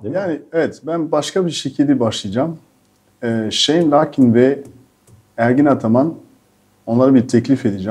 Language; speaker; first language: Turkish; non-native, fluent; French